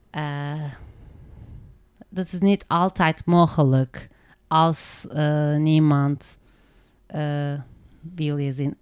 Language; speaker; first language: Dutch; non-native, learner; Turkish